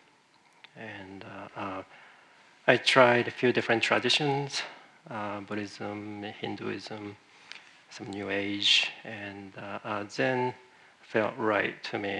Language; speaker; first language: English; non-native, fluent; Japanese